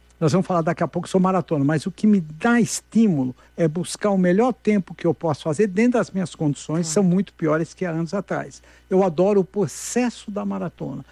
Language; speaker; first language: Portuguese; native; Portuguese